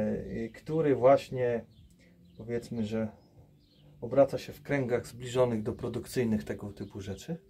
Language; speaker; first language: Polish; native; Polish